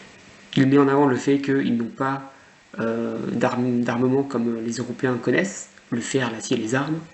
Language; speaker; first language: French; native; French